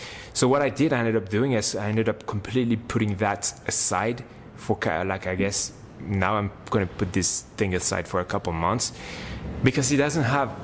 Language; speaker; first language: English; non-native, fluent; French